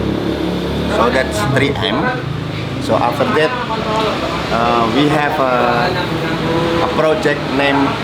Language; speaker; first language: English; non-native, learner; Indonesian